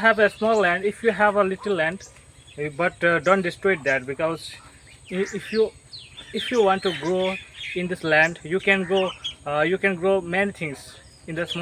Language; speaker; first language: English; non-native, learner; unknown